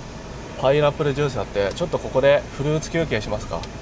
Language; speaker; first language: Japanese; native; Japanese